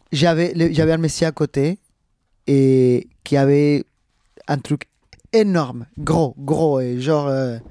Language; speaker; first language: French; non-native, fluent; Spanish